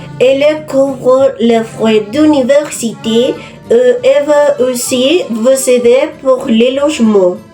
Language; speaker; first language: French; non-native, learner; Spanish